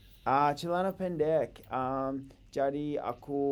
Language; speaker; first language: Indonesian; non-native, learner; English